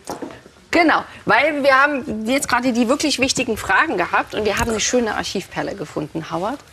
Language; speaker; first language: German; native; German